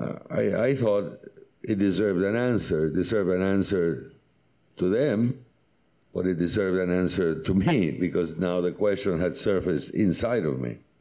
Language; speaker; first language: English; non-native, local second language; Spanish